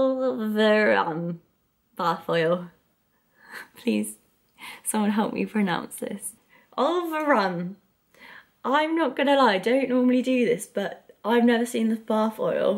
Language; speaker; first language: English; native; English